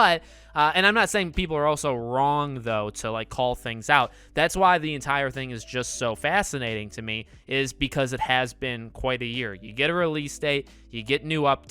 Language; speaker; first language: English; native; English